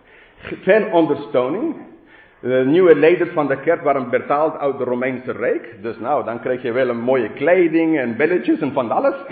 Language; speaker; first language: Dutch; non-native, fluent; English